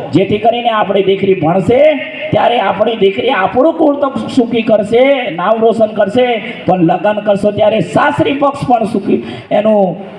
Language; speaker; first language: Gujarati; non-native, local second language; Rathawi